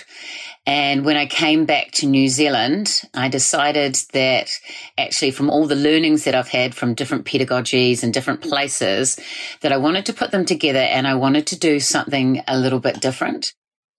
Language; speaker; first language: English; native; English